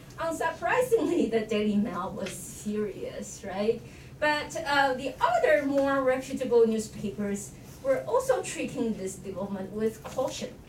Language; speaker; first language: English; non-native, fluent; Chinese